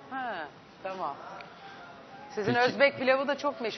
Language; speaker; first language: Turkish; native; Turkish